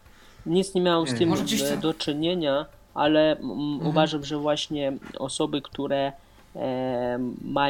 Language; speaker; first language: Polish; non-native, fluent; Russian